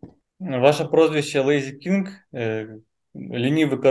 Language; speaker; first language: Russian; native; Russian